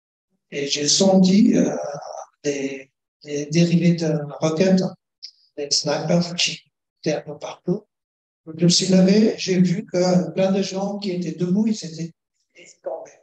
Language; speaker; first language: French; non-native, fluent; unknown